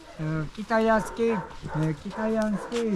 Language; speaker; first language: Russian; non-native, learner; Georgian